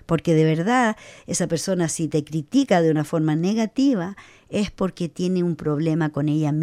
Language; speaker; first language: Spanish; native; Spanish